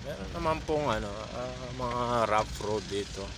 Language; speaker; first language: Filipino; native; Filipino